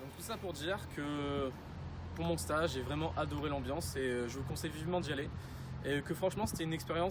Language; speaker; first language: French; native; French